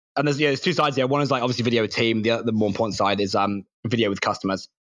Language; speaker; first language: English; native; English